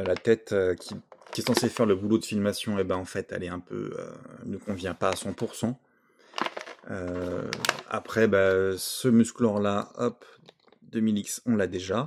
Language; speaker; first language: French; native; French